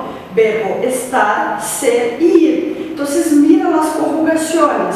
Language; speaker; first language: Spanish; non-native, fluent; Portuguese